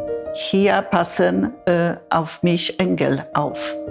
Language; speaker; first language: German; non-native, fluent; Polish